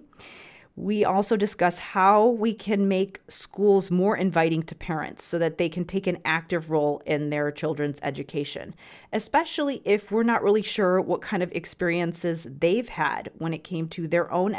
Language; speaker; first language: English; native; English